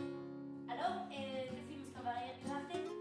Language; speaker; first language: French; non-native, learner; Spanish